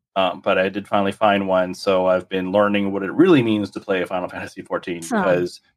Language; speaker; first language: English; native; English